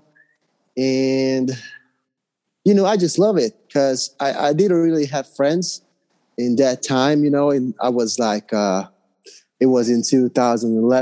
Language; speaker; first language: English; non-native, fluent; Hungarian